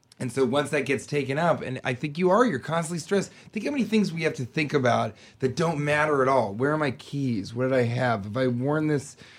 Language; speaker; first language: English; native; English